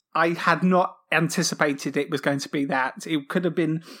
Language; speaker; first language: English; native; English